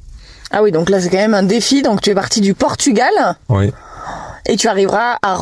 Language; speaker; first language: French; native; French